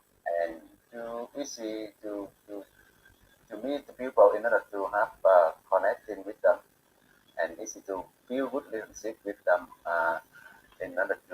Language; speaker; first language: English; non-native, learner; Bangla